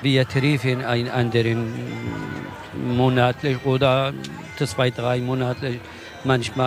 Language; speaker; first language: German; non-native, learner; Kurdish